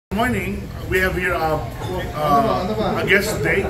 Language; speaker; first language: English; non-native, local second language; Filipino